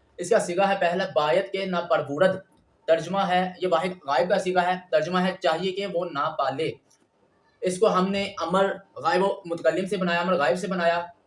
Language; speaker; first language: Urdu; native; Urdu